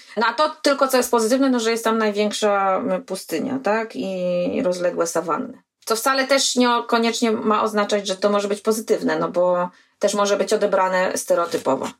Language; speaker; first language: Polish; native; Polish